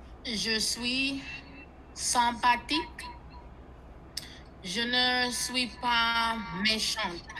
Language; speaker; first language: French; non-native, learner; English